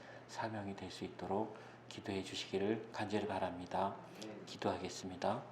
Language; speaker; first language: Korean; native; Korean